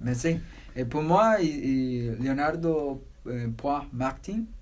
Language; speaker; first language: French; non-native, learner; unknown